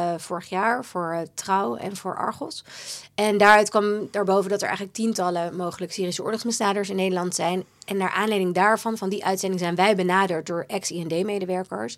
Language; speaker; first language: Dutch; native; Dutch